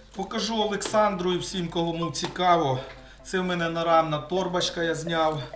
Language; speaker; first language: Ukrainian; native; Ukrainian